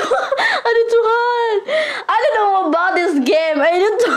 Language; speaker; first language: English; non-native, learner; Indonesian